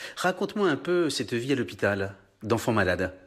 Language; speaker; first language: French; native; French